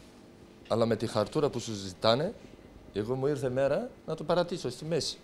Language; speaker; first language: Greek; non-native, local second language; Turkish